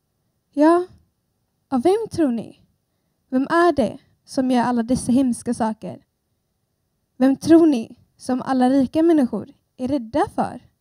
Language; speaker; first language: Swedish; early bilingual, other home language; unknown